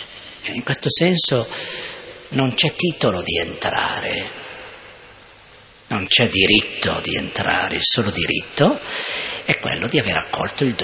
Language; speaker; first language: Italian; native; Italian